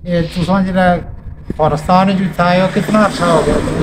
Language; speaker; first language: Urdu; non-native, local second language; Punjabi